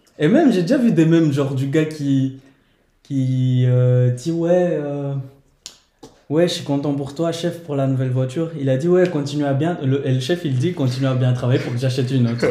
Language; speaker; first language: French; early bilingual, other home language; Portuguese